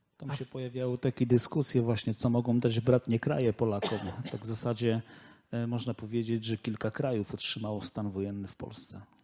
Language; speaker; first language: Polish; native; Polish